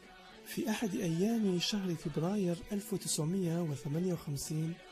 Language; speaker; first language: Arabic; native; Arabic